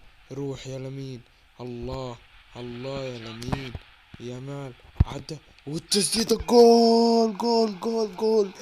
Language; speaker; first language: Arabic; native; Arabic